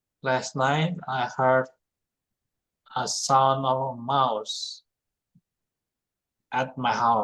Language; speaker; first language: English; non-native, learner; Indonesian